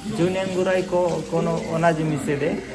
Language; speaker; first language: Japanese; non-native, learner; Marathi